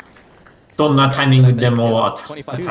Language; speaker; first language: Japanese; non-native, learner; English